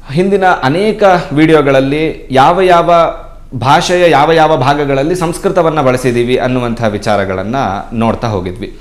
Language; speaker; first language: Kannada; native; Kannada